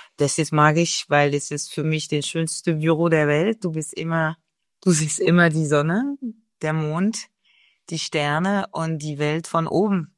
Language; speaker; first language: German; non-native, fluent; French